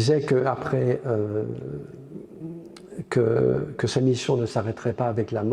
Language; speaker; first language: French; native; French